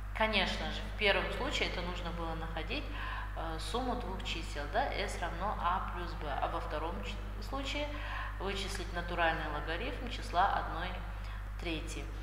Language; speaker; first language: Russian; non-native, local second language; Kazakh